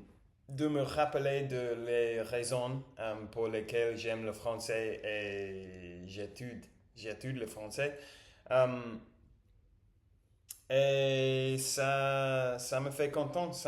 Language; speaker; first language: French; non-native, learner; English